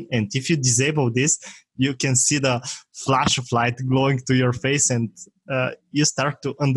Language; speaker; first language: English; non-native, fluent; Bulgarian